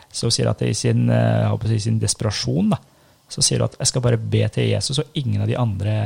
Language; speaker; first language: Norwegian; early bilingual, other home language; Persian